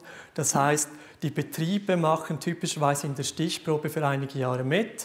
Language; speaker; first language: German; native; German